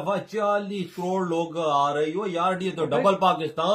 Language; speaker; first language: Hindi; native; Hindi